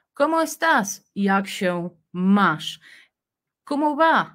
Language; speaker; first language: Spanish; non-native, fluent; Polish